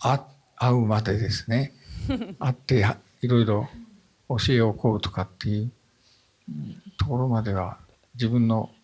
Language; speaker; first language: Japanese; native; Japanese